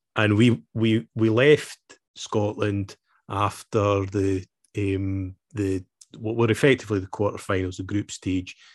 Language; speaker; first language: English; native; English